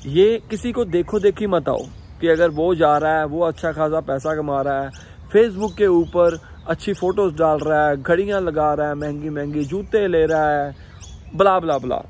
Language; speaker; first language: Hindi; native; Hindi